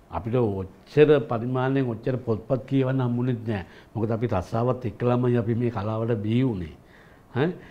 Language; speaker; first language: Sinhala; native; Sinhala